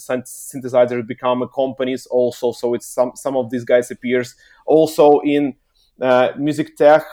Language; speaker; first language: English; non-native, learner; Ukrainian